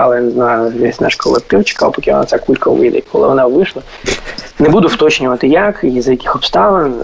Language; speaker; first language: Ukrainian; non-native, fluent; Russian